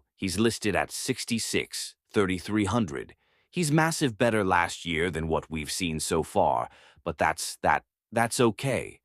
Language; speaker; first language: English; native; English